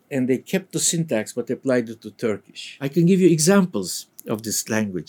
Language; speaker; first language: English; non-native, fluent; Turkish